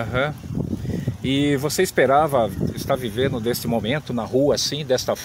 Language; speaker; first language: Portuguese; native; Portuguese